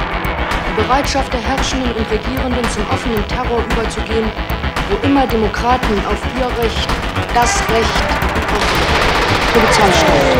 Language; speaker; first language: German; native; German